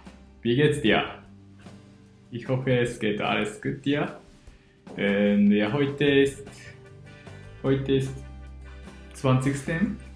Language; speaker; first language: German; non-native, learner; Japanese